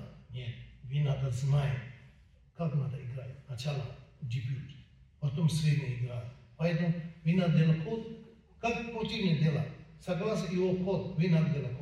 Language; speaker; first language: Russian; non-native, learner; Tibetan